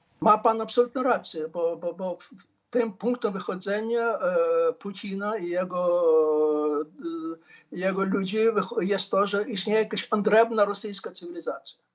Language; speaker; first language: Polish; non-native, fluent; Ukrainian